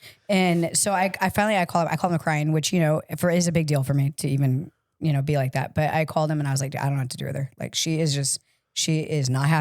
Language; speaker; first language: English; native; English